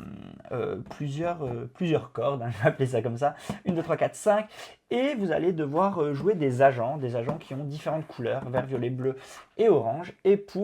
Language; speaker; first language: French; native; French